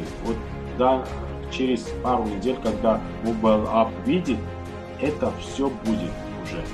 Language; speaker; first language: Russian; non-native, learner; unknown